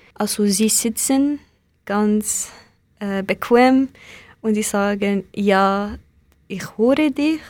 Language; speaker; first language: German; non-native, learner; Kurdish